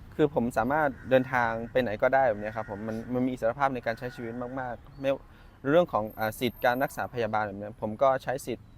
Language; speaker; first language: Thai; non-native, local second language; S'gaw Karen